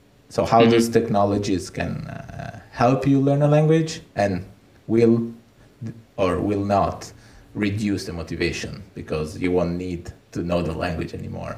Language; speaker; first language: English; non-native, fluent; Italian